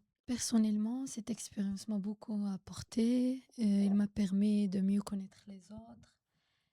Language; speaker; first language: French; non-native, local second language; Arabic